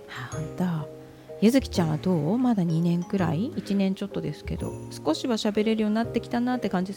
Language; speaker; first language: Japanese; native; Japanese